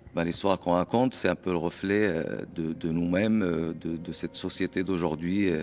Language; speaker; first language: French; non-native, local second language; Arabic